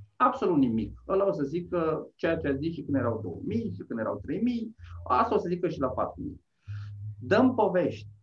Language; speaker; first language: Romanian; native; Romanian